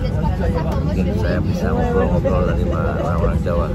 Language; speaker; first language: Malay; non-native, local second language; Javanese